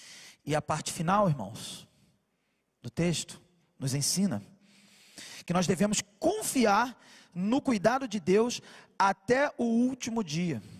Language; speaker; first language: Portuguese; native; Portuguese